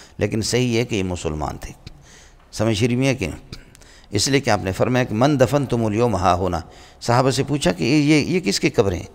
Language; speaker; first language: Urdu; non-native, local second language; Brahui